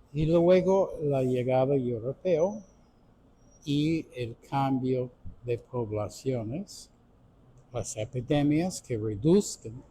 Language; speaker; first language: Spanish; non-native, fluent; English